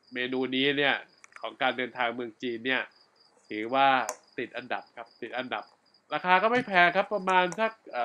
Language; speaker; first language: Thai; native; Thai